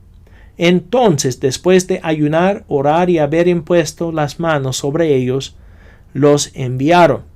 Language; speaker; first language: Spanish; non-native, fluent; English